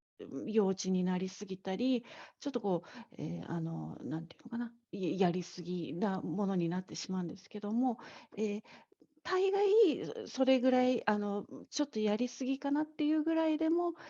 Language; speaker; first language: Japanese; native; Japanese